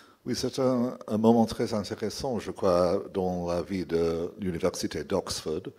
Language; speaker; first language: French; non-native, fluent; English